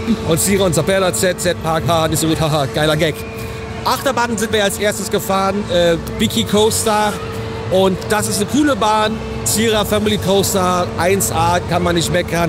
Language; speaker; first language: German; native; German